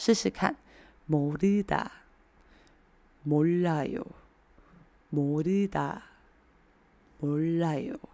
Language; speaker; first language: Korean; non-native, fluent; Chinese